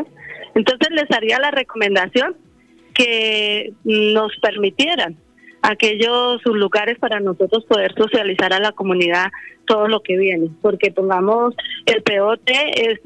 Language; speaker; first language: Spanish; native; Spanish